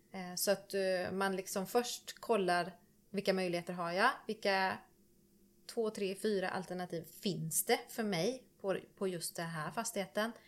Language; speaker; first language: Swedish; native; Swedish